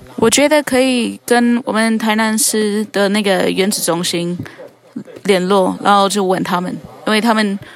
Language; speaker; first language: Chinese; non-native, fluent; English